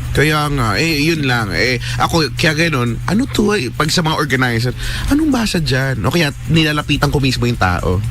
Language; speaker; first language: Filipino; native; Filipino